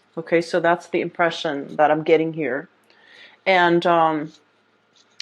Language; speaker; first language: English; native; English